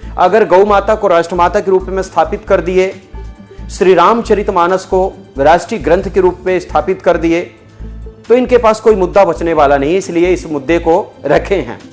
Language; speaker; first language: Hindi; native; Hindi